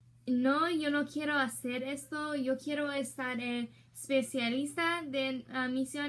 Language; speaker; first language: Spanish; non-native, learner; English